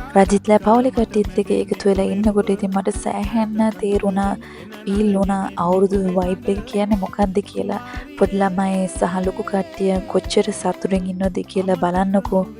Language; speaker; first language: Sinhala; early bilingual, heritage; Sinhala